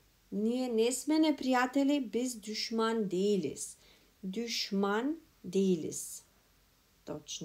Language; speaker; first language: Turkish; non-native, fluent; Macedonian